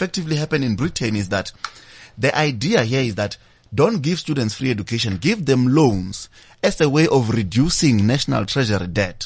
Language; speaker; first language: English; non-native, local second language; Venda